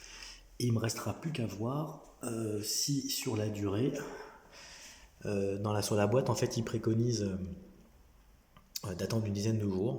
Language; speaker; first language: French; native; French